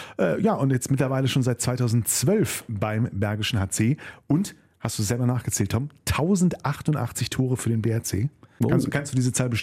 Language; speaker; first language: German; native; German